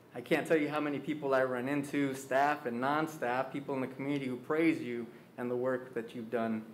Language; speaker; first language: English; early bilingual, other home language; Spanish